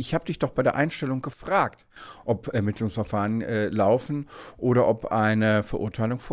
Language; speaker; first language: German; native; German